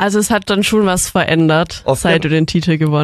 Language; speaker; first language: German; native; German